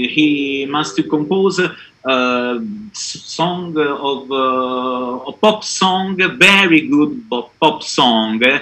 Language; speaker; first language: English; non-native, learner; Italian